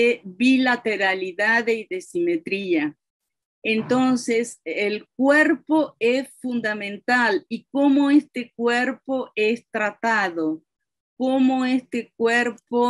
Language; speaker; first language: Spanish; non-native, fluent; Portuguese